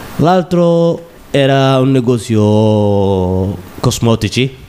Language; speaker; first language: Italian; non-native, learner; Somali